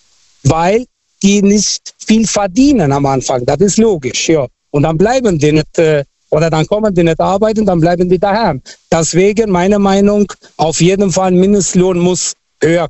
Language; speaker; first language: German; early bilingual, other home language; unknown